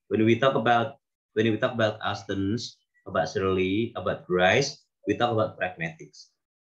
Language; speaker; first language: English; non-native, fluent; Indonesian